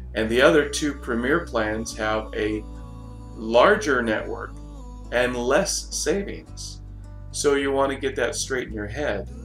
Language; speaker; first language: English; native; English